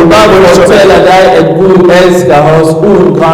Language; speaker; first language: Swedish; non-native, learner; French